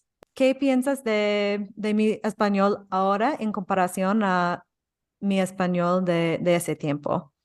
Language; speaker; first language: Spanish; non-native, fluent; English